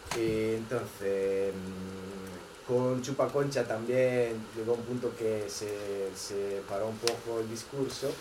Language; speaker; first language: Spanish; non-native, fluent; Italian